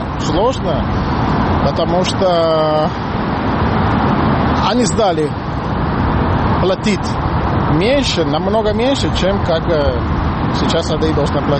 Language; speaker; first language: Russian; non-native, learner; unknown